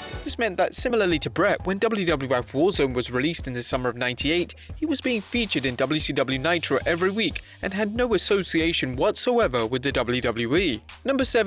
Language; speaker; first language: English; native; English